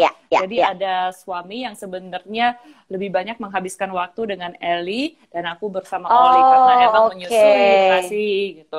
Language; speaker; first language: Indonesian; early bilingual, heritage; Indonesian